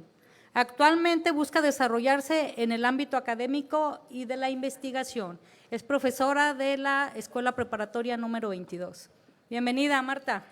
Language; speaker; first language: Spanish; native; Spanish